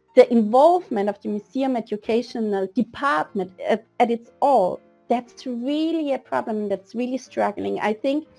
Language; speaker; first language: English; non-native, fluent; German